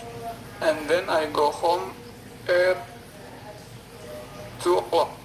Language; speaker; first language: English; non-native, learner; Indonesian